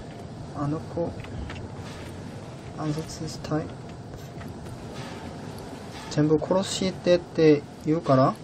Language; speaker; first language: Japanese; non-native, learner; Korean